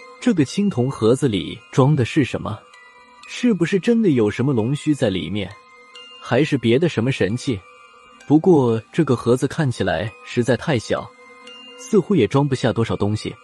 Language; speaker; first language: Chinese; native; Chinese